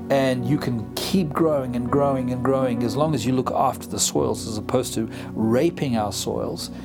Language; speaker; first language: English; native; English